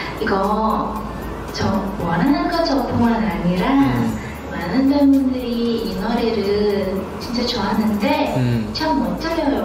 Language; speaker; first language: Korean; non-native, learner; Indonesian